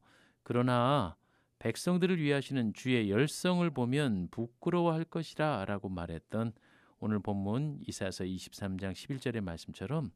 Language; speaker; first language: Korean; native; Korean